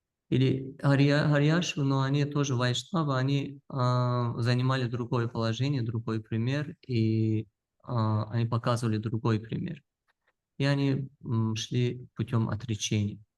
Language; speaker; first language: Russian; non-native, fluent; Georgian